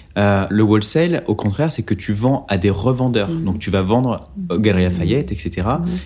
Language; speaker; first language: French; native; French